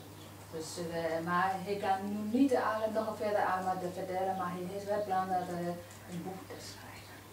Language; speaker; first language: Dutch; non-native, learner; Burmese